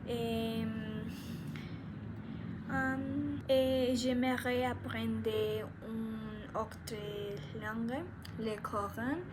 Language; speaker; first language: French; non-native, learner; Spanish